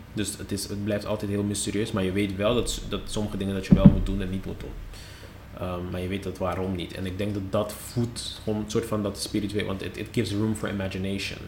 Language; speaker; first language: Dutch; non-native, local second language; Papiamento